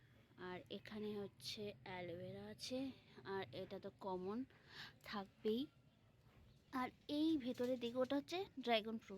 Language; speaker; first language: Bangla; native; Bangla